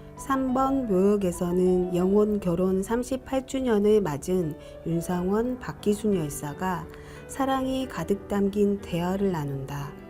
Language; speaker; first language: Korean; native; Korean